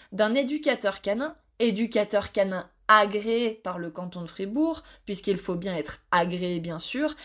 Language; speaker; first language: French; native; French